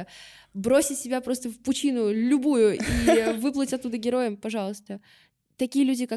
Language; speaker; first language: Russian; native; Russian